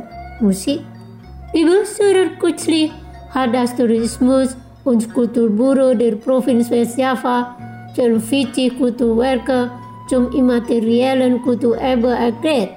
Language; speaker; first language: German; non-native, fluent; Indonesian